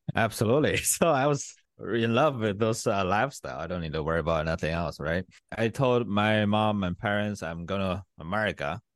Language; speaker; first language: English; non-native, fluent; Chinese